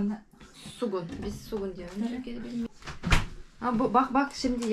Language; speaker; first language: Turkish; non-native, learner; Yakut